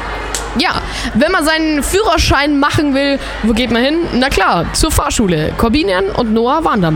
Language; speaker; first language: German; native; German